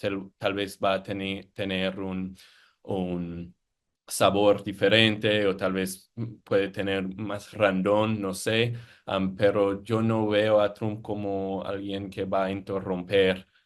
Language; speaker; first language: Spanish; non-native, fluent; English